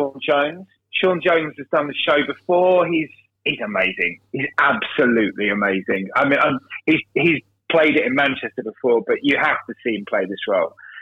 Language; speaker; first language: English; native; English